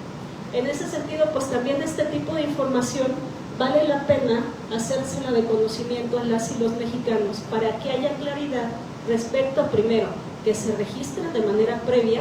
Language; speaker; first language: Spanish; native; Spanish